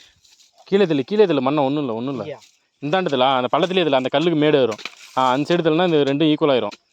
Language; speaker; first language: Tamil; native; Tamil